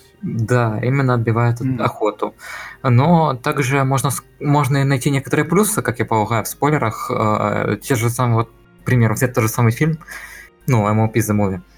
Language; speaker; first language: Russian; native; Russian